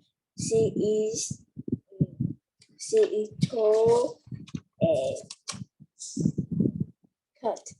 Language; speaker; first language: English; non-native, learner; Vietnamese